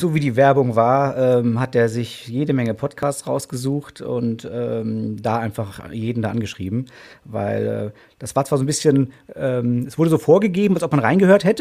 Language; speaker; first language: German; native; German